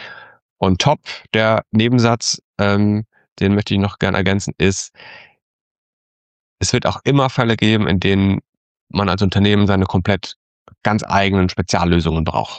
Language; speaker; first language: German; native; German